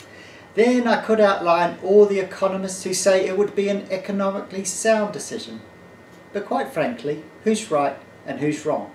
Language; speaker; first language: English; native; English